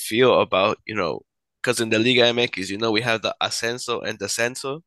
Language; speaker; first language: English; native; English